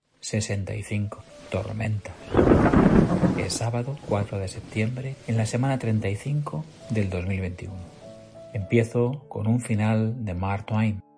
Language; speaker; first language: Spanish; native; Spanish